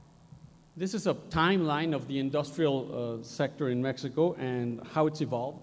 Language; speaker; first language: English; non-native, fluent; Spanish